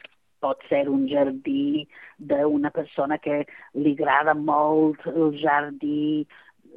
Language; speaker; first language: Catalan; non-native, fluent; English